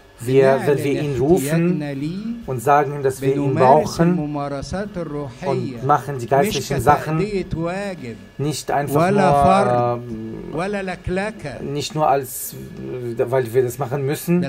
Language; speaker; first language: German; non-native, fluent; Arabic